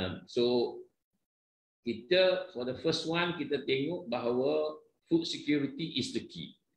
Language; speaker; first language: English; non-native, local second language; Malay